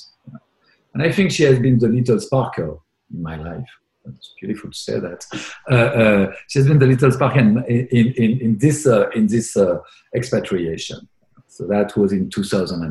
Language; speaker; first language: English; non-native, fluent; French